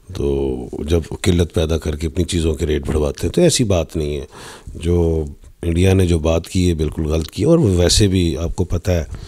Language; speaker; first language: Urdu; non-native, local second language; Punjabi